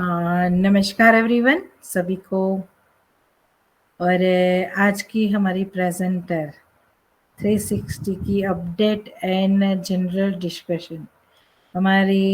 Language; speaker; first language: Hindi; native; Hindi